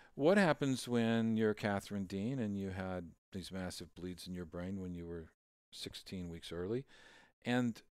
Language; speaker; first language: English; native; English